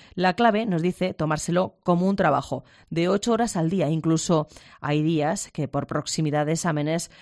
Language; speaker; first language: Spanish; native; Spanish